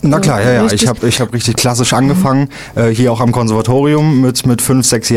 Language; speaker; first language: German; native; German